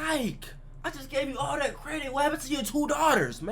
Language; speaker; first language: English; native; English